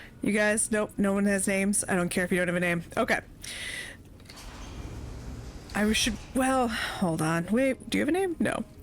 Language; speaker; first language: English; native; English